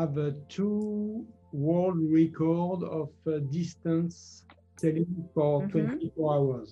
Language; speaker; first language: English; non-native, learner; French